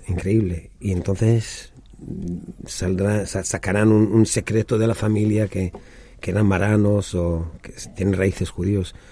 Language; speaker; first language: Spanish; early bilingual, other home language; Hebrew